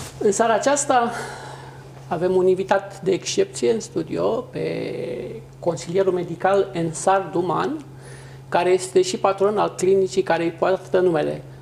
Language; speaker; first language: Romanian; native; Romanian